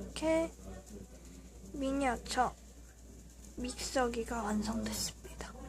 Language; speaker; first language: Korean; native; Korean